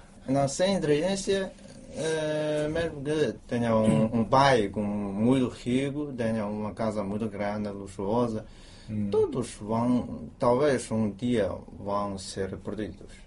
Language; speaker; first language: Portuguese; non-native, fluent; Chinese